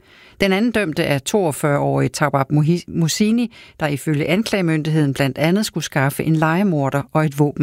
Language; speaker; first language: Danish; native; Danish